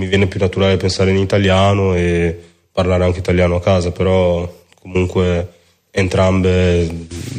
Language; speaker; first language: Italian; native; Italian